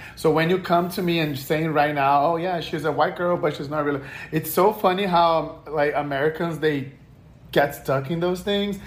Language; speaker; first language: English; non-native, fluent; Portuguese